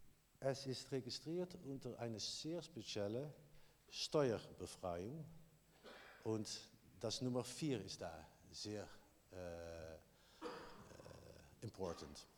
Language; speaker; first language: German; non-native, learner; Dutch